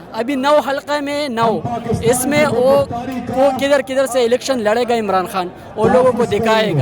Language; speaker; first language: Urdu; non-native, local second language; Pashto